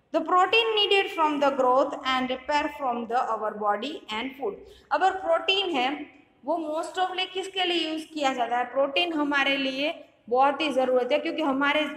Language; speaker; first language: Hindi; non-native, local second language; Gujarati